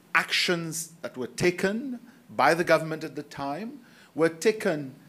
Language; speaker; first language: English; non-native, local second language; Seselwa Creole French